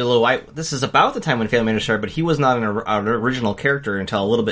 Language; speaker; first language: English; native; English